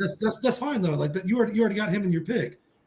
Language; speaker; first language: English; native; English